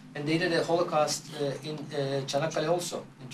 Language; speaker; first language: English; non-native, fluent; Turkish